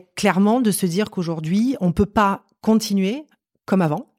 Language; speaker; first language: French; native; French